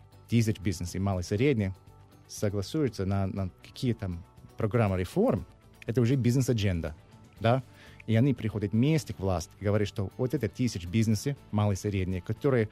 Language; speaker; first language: Russian; non-native, learner; English